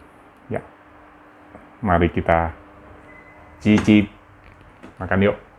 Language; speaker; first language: Indonesian; native; Indonesian